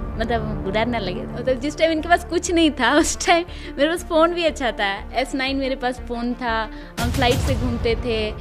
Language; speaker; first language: Hindi; native; Hindi